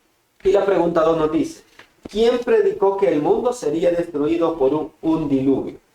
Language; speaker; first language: Spanish; native; Spanish